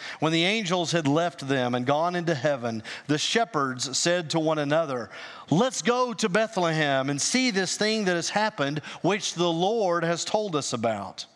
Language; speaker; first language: English; native; English